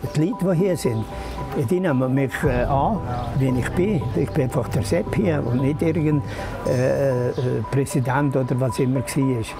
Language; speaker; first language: German; native; German